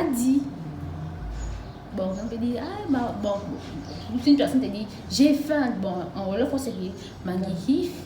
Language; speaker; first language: French; non-native, local second language; Fang